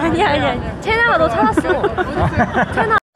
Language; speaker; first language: Korean; native; Korean